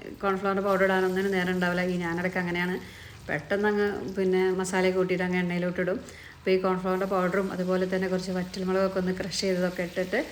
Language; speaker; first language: Malayalam; native; Malayalam